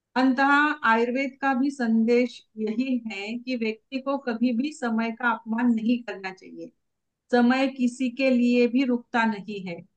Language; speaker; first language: Hindi; non-native, local second language; Marathi